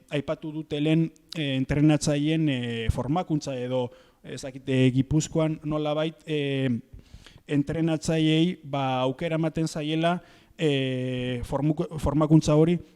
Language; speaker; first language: Basque; native; Basque